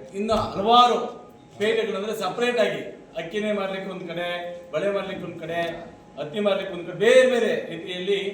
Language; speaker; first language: Kannada; native; Kannada